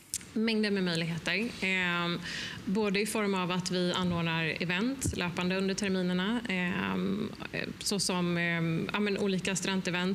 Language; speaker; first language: Swedish; native; Swedish